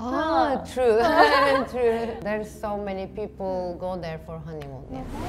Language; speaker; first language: English; non-native, fluent; Turkish